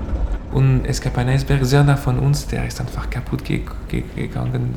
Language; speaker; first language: German; non-native, learner; French